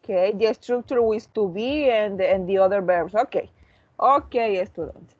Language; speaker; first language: English; non-native, learner; Spanish